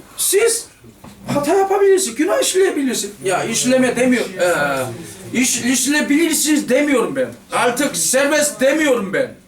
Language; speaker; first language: Turkish; non-native, fluent; Korean